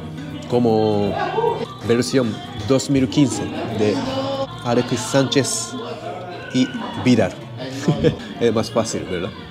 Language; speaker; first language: Spanish; non-native, learner; Japanese